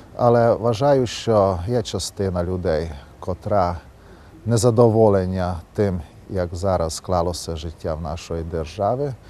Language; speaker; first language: Ukrainian; non-native, local second language; Hungarian